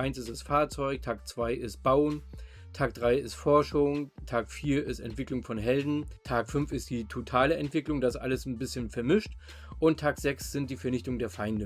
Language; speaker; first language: German; native; German